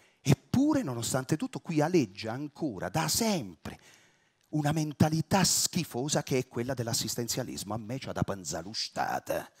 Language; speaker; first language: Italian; native; Italian